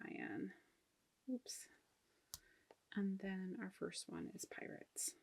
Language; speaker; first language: English; native; English